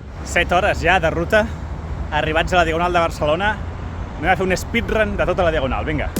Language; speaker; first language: Catalan; native; Catalan